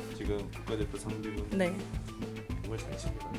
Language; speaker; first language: Korean; native; Korean